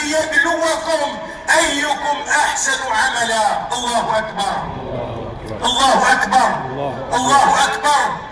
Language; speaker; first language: Arabic; native; Arabic